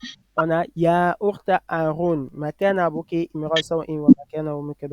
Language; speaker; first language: Arabic; non-native, fluent; French